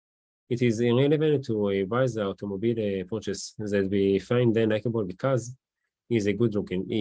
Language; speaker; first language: English; non-native, learner; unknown